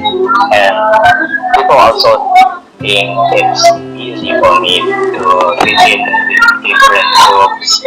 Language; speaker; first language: English; non-native, learner; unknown